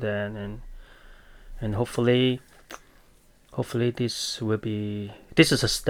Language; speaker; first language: English; non-native, local second language; Chinese